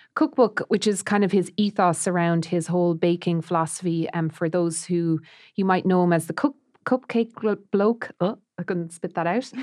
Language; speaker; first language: English; native; English